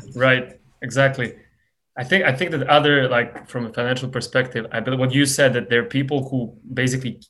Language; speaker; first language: English; non-native, fluent; Serbian